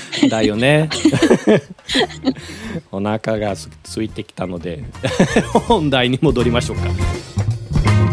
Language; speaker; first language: Japanese; non-native, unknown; Portuguese